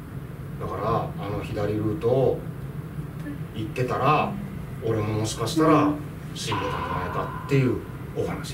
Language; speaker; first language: Japanese; native; Japanese